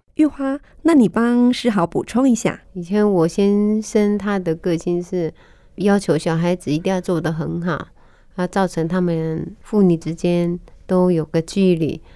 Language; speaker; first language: Chinese; non-native, local second language; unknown